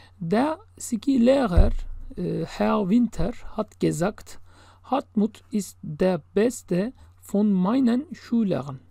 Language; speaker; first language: German; non-native, fluent; Turkish